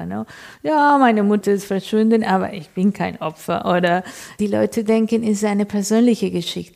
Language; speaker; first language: German; non-native, fluent; Spanish